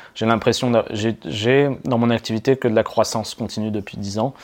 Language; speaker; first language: French; native; French